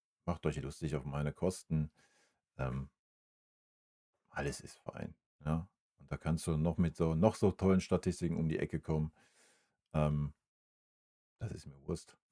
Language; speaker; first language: German; native; German